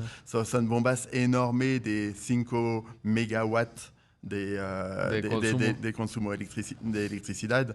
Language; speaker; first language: Spanish; non-native, fluent; French